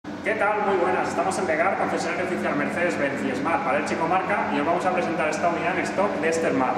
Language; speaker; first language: Spanish; native; Spanish